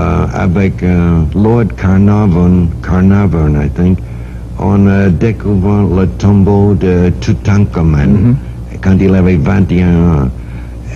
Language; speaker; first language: French; non-native, learner; English